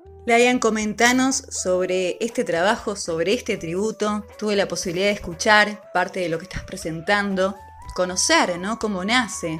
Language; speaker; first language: Spanish; native; Spanish